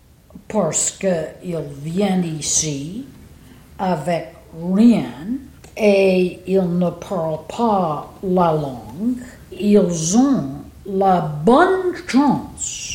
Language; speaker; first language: French; non-native, fluent; English